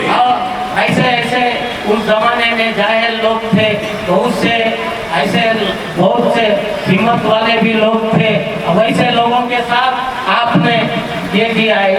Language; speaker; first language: Urdu; native; Urdu